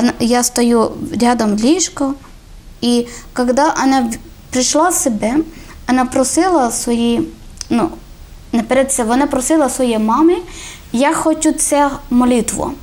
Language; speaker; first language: Ukrainian; non-native, learner; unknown